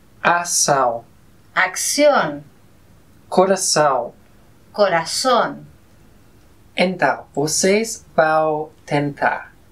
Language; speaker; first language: Portuguese; non-native, fluent; Spanish